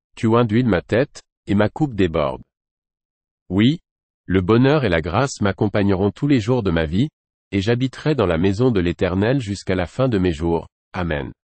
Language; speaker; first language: French; non-native, local second language; Haitian Creole